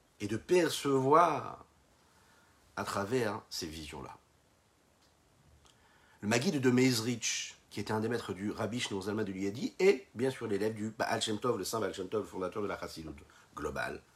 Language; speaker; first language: French; native; French